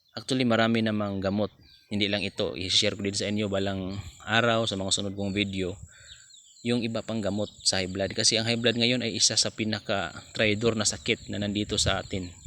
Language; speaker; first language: Filipino; non-native, local second language; Cebuano